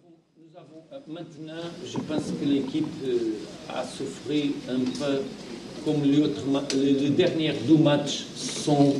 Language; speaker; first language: French; non-native, learner; Portuguese